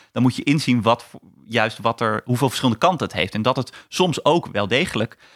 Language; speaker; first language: Dutch; native; Dutch